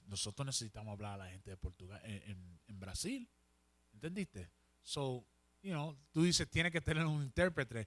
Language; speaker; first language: Spanish; early bilingual, heritage; Spanish